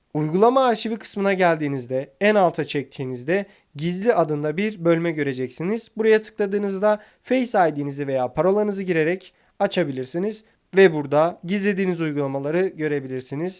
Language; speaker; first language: Turkish; native; Turkish